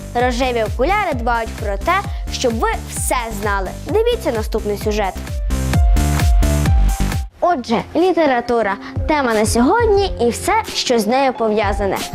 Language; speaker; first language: Ukrainian; native; Ukrainian